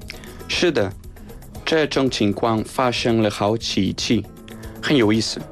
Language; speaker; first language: Chinese; non-native, fluent; Spanish